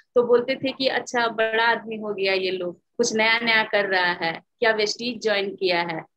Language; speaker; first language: Hindi; native; Hindi